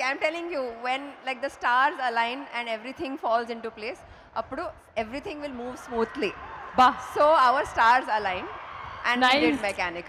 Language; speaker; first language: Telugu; non-native, fluent; Kannada